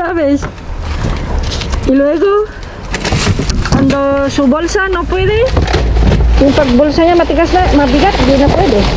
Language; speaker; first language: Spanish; non-native, learner; Filipino